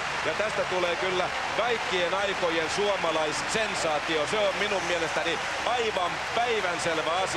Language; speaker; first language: Finnish; native; Finnish